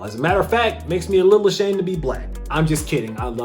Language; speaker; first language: English; native; English